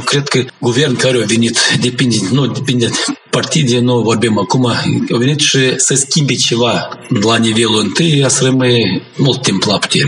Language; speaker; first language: Romanian; non-native, local second language; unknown